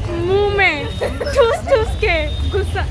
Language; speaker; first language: Hindi; non-native, learner; Bangla